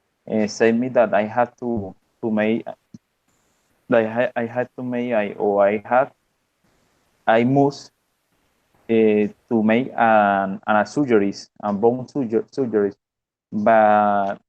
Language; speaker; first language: English; non-native, learner; Spanish